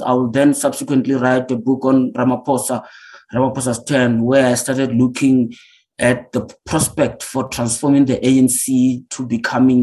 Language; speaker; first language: English; non-native, local second language; Northern Sotho